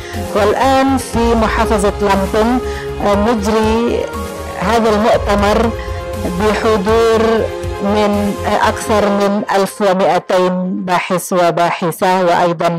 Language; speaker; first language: Arabic; non-native, fluent; Indonesian